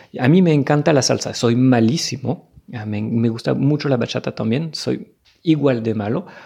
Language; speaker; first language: Spanish; non-native, fluent; French